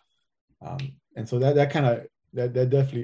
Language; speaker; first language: English; native; English